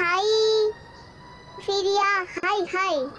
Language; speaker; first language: English; non-native, learner; Vietnamese